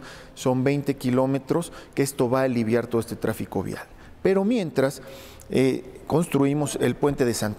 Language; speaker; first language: Spanish; native; Spanish